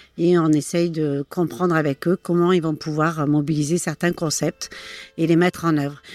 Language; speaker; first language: French; native; French